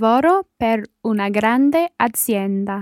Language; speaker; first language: Italian; non-native, learner; English